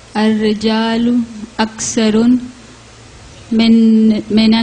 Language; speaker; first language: Arabic; non-native, learner; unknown